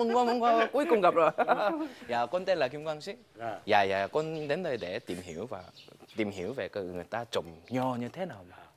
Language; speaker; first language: Vietnamese; non-native, fluent; Korean